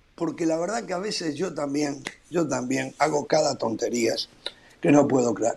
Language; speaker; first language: Spanish; native; Spanish